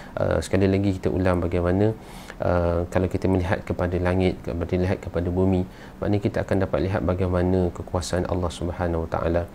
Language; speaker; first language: Malay; native; Malay